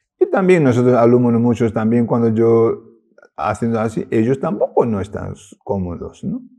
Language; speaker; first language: Spanish; non-native, learner; Tibetan